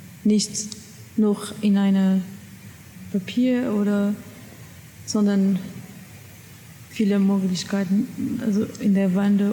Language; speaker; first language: German; non-native, learner; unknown